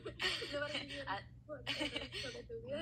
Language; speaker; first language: Spanish; non-native, learner; English